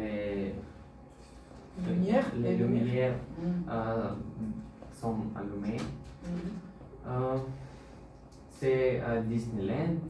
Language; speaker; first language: French; non-native, learner; Bulgarian